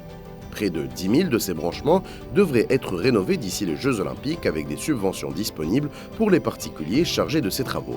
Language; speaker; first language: French; native; French